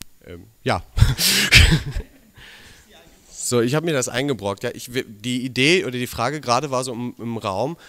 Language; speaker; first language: German; native; German